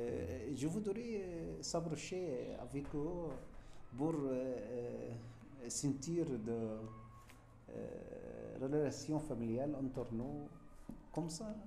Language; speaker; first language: French; non-native, fluent; Arabic